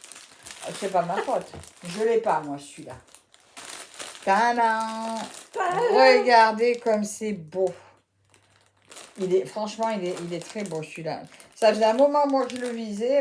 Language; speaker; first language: French; native; French